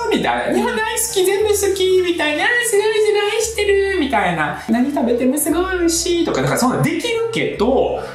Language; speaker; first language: Japanese; early bilingual, other home language; Russian